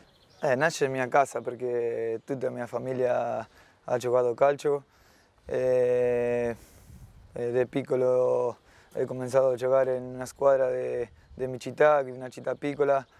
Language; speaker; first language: Italian; non-native, fluent; Spanish